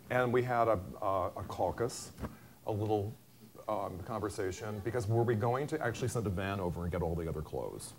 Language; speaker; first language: English; native; English